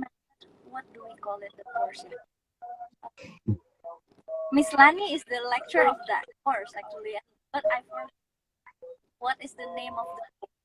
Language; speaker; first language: English; non-native, fluent; Indonesian